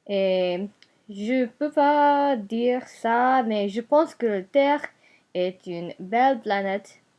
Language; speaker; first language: French; non-native, learner; Japanese